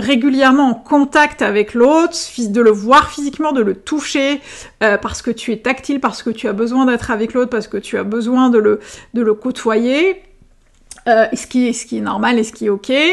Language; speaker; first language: French; native; French